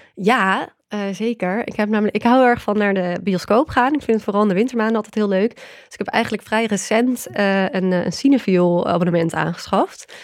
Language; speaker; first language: Dutch; native; Dutch